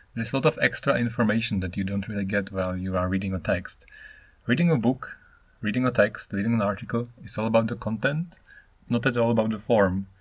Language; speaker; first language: English; non-native, fluent; Czech